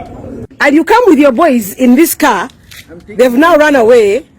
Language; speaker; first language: English; non-native, local second language; Ganda